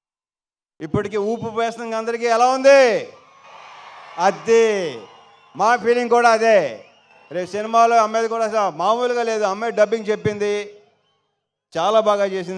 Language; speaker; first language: Telugu; native; Telugu